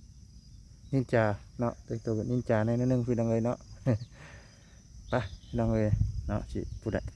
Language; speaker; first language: Thai; non-native, local second language; Lao